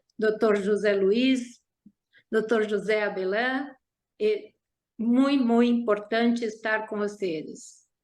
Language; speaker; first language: Spanish; non-native, fluent; Portuguese